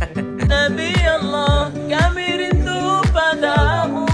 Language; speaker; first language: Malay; non-native, learner; Arabic